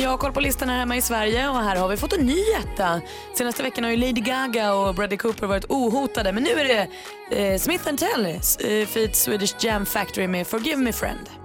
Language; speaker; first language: Swedish; native; Swedish